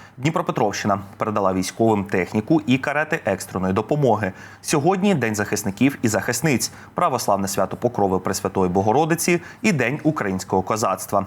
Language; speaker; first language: Ukrainian; native; Ukrainian